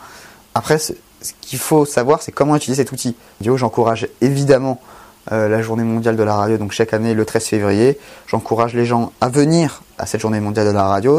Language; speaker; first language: French; native; French